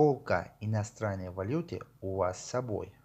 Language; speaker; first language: Russian; non-native, local second language; Tajik